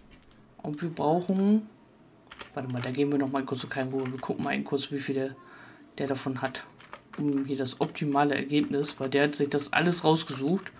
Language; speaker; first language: German; native; German